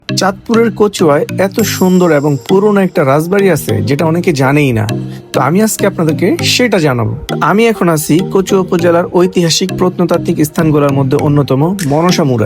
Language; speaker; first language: Bangla; native; Bangla